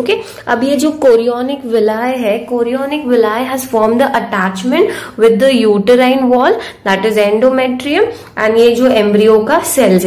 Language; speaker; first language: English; non-native, local second language; Hindi